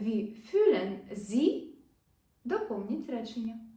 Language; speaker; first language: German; non-native, fluent; Ukrainian